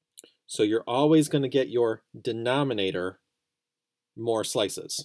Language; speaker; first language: English; native; English